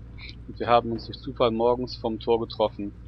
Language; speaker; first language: German; native; German